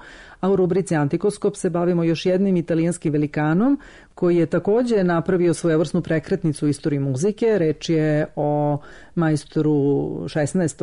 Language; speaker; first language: Serbian; native; Serbian